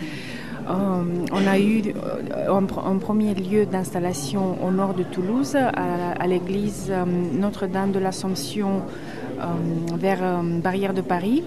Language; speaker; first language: French; non-native, fluent; Romanian